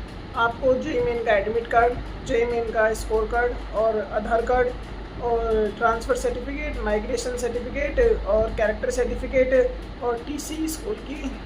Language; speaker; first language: Hindi; native; Hindi